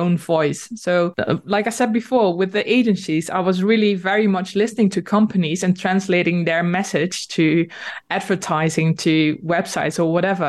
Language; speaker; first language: English; non-native, fluent; Dutch